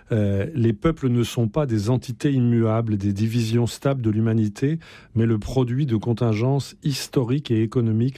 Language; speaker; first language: French; native; French